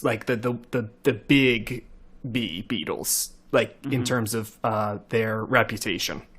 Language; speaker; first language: English; native; English